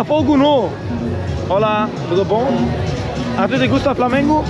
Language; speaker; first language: Portuguese; non-native, learner; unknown